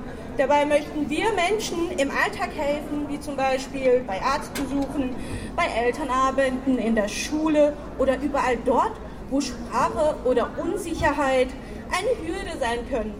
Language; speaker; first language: German; early bilingual, other home language; Turkish